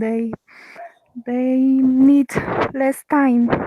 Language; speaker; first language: English; non-native, learner; Spanish